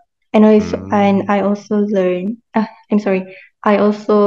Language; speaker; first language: English; non-native, local second language; Malay